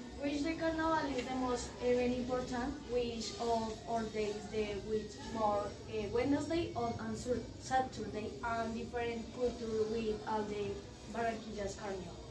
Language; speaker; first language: English; non-native, learner; Spanish